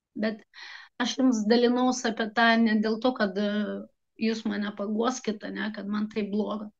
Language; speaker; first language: Lithuanian; non-native, local second language; Russian